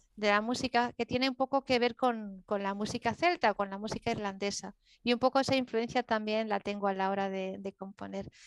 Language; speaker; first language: Spanish; native; Spanish